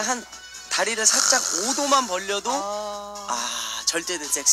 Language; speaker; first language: Korean; native; Korean